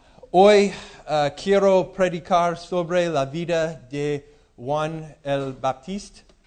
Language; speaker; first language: Spanish; non-native, learner; English